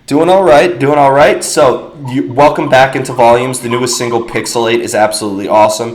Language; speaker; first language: English; native; English